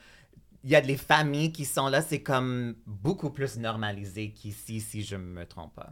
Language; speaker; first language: French; native; French